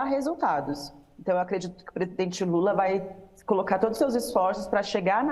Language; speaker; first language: Portuguese; native; Portuguese